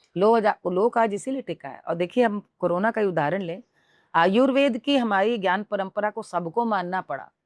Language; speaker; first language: Hindi; native; Hindi